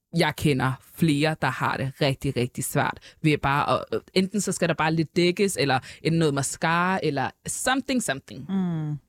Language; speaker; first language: Danish; early bilingual, other home language; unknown